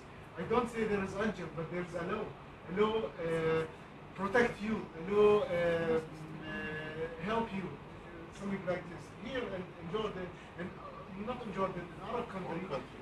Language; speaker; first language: English; non-native, learner; Arabic